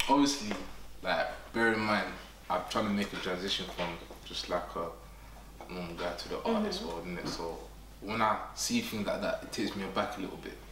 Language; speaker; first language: English; early bilingual, other home language; French